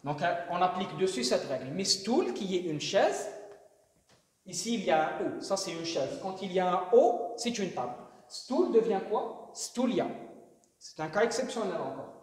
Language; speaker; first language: French; non-native, local second language; Arabic